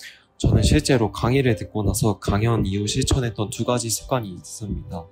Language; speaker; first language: Korean; native; Korean